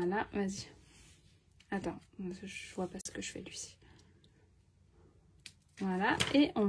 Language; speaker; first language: French; native; French